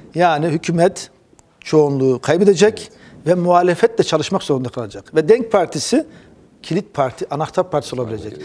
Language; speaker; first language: Turkish; early bilingual, heritage; Turkish